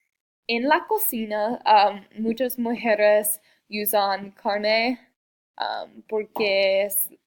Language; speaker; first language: Spanish; non-native, learner; English